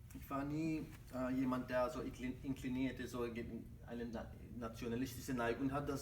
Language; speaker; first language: German; non-native, fluent; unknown